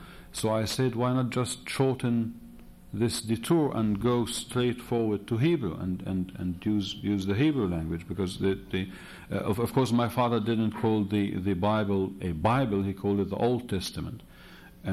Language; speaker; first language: English; non-native, fluent; Arabic